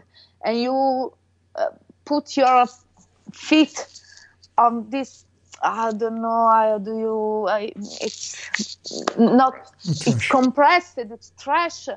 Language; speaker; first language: English; non-native, fluent; Italian